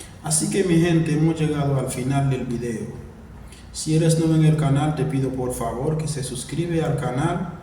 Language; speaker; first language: Spanish; non-native, fluent; Haitian Creole